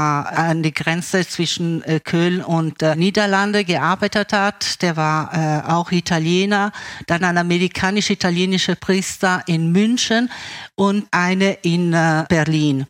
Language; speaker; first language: German; early bilingual, other home language; Italian